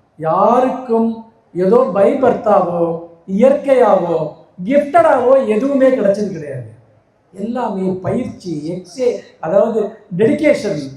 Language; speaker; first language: Tamil; native; Tamil